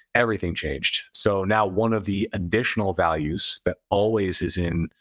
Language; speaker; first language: English; native; English